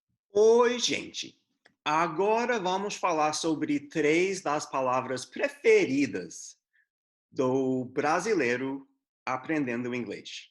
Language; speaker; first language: Portuguese; non-native, fluent; English